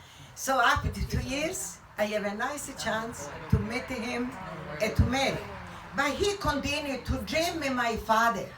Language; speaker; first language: English; non-native, learner; Italian